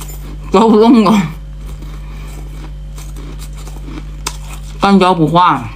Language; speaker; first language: Chinese; native; Chinese